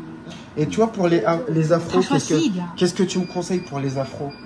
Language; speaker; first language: French; native; French